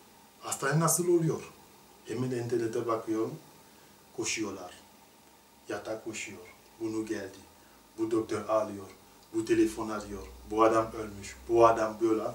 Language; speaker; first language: Turkish; non-native, learner; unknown